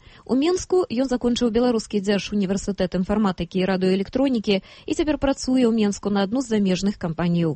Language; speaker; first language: Belarusian; native; Belarusian